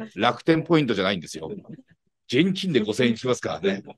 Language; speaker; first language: Japanese; native; Japanese